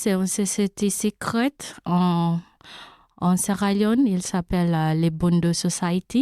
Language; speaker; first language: French; non-native, learner; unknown